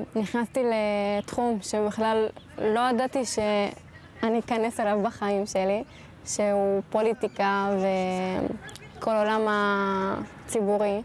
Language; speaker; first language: Hebrew; non-native, local second language; Arabic